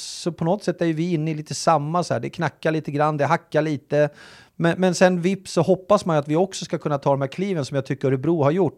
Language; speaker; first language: Swedish; native; Swedish